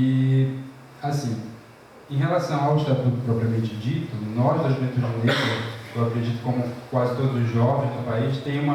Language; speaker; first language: Portuguese; native; Portuguese